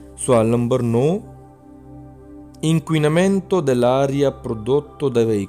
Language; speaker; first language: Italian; non-native, fluent; Punjabi